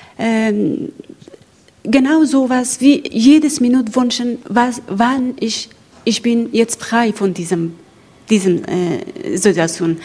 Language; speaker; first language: German; non-native, learner; Persian